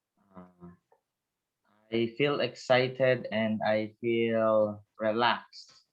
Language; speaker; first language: English; non-native, learner; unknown